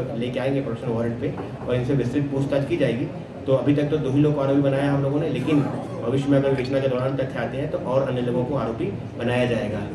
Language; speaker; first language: Hindi; native; Hindi